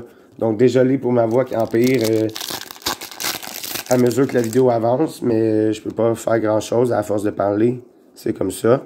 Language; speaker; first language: French; native; French